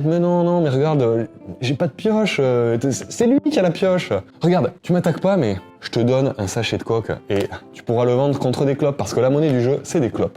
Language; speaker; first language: French; native; French